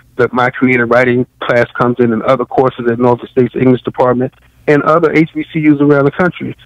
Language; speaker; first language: English; native; English